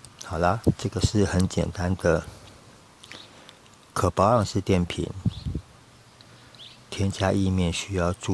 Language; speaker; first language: Chinese; native; Chinese